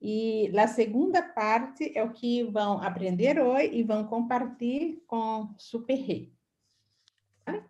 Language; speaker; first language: Portuguese; non-native, fluent; Spanish